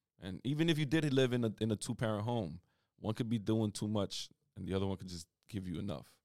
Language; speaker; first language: English; native; English